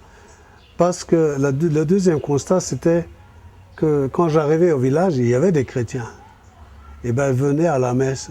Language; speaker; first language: French; non-native, fluent; German